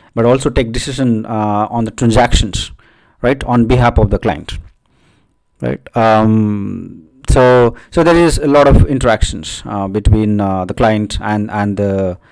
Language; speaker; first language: English; non-native, local second language; Odia